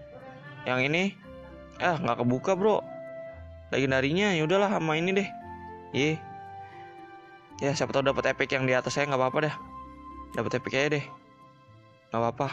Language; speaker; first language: Indonesian; native; Indonesian